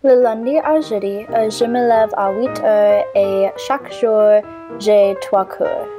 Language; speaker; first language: French; non-native, learner; English